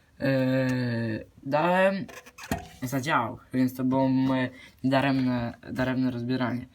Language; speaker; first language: Polish; native; Polish